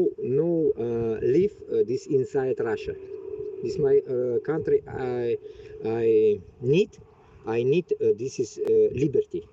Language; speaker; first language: English; non-native, learner; Bashkir